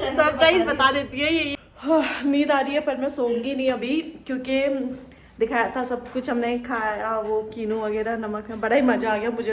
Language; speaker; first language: Hindi; native; Hindi